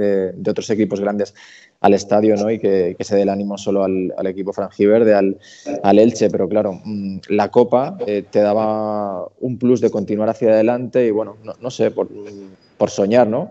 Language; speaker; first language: Spanish; native; Spanish